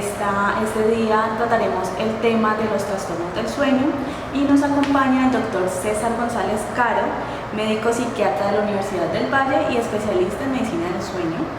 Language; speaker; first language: Spanish; native; Spanish